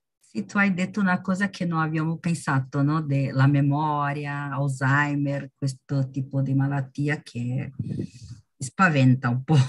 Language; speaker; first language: Italian; non-native, learner; Portuguese